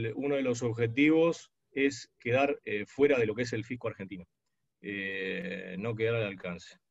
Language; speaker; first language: Spanish; native; Spanish